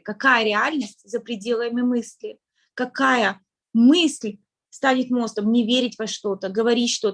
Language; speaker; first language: Russian; native; Russian